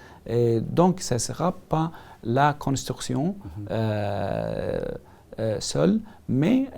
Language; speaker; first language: French; non-native, learner; Arabic